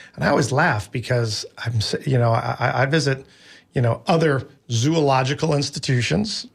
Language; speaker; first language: English; native; English